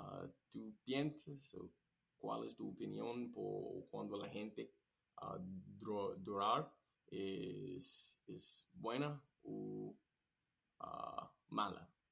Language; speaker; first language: Spanish; non-native, learner; English